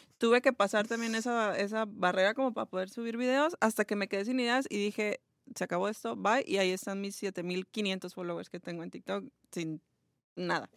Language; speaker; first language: Spanish; native; Spanish